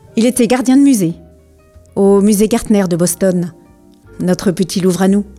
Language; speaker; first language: French; native; French